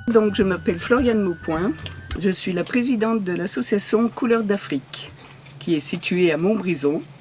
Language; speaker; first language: French; native; French